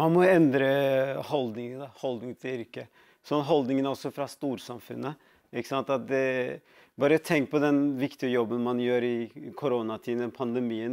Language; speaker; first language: Norwegian; early bilingual, other home language; Tamil